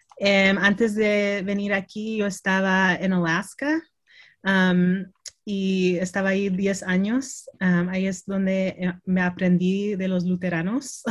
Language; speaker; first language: Spanish; early bilingual, heritage; Spanish